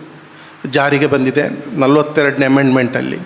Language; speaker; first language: Kannada; native; Kannada